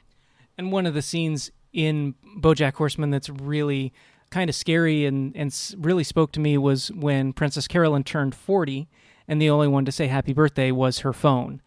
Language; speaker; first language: English; native; English